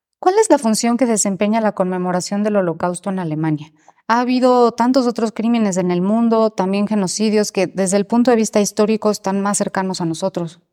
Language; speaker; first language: Spanish; native; Spanish